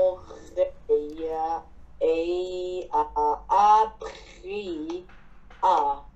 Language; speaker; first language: French; non-native, learner; Chinese